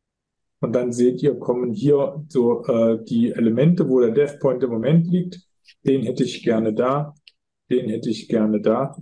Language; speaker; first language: German; native; German